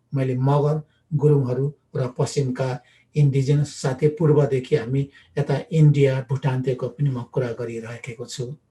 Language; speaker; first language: Nepali; non-native, local second language; Limbu